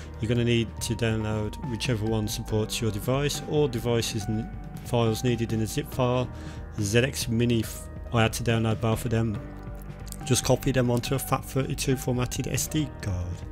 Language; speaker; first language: English; native; English